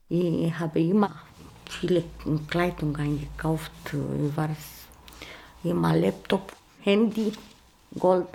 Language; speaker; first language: German; non-native, learner; Romanian